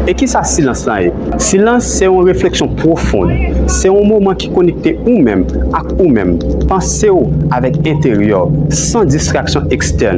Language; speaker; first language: French; non-native, local second language; Haitian Creole